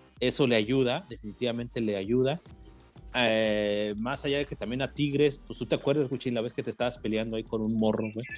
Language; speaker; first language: Spanish; native; Spanish